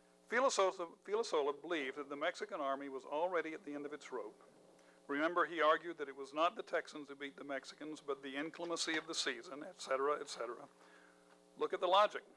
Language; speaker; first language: English; native; English